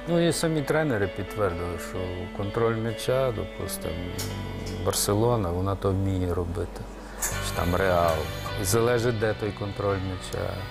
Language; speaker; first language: Ukrainian; native; Ukrainian